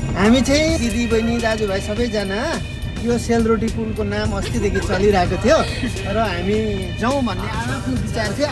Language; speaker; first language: Nepali; native; Nepali